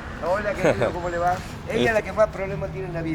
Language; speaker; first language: Spanish; native; Spanish